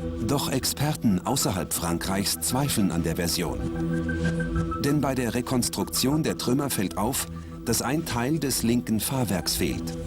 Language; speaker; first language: German; native; German